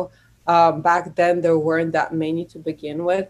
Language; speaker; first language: English; non-native, fluent; Polish